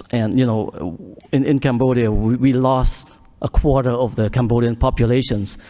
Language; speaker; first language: English; early bilingual, other home language; Khmer